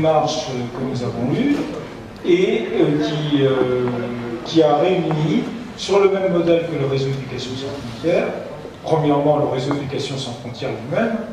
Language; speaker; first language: French; native; French